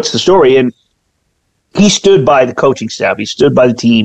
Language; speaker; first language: English; native; English